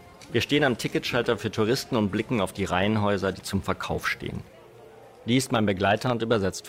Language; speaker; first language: German; native; German